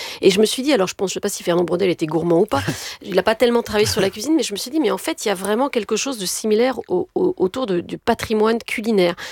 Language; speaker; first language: French; native; French